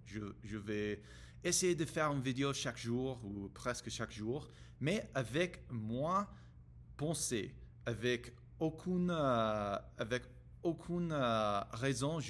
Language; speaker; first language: French; non-native, learner; English